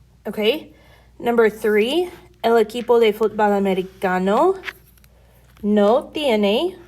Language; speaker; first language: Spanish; non-native, fluent; English